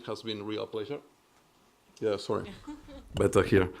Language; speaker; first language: English; non-native, fluent; Catalan